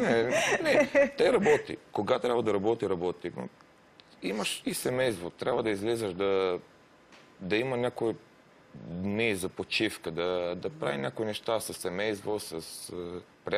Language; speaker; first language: Bulgarian; non-native, learner; Romanian